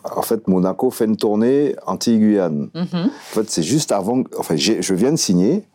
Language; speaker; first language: French; native; French